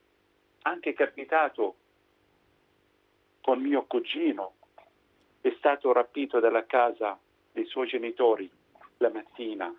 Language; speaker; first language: Italian; non-native, fluent; Arabic